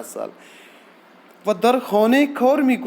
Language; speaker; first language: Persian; non-native, fluent; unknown